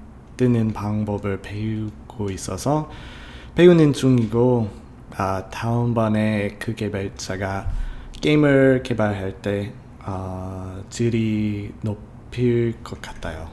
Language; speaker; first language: Korean; non-native, learner; English